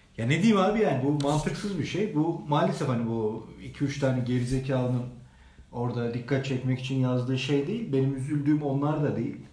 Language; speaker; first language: Turkish; native; Turkish